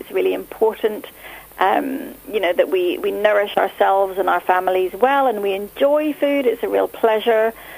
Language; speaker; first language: English; native; English